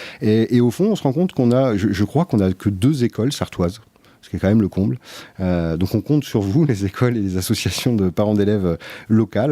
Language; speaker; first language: French; native; French